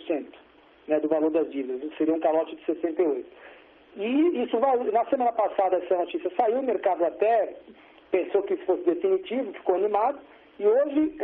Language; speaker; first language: Portuguese; native; Portuguese